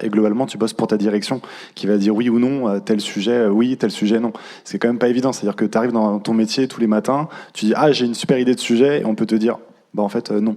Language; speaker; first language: French; native; French